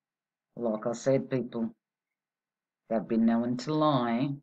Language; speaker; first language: English; native; English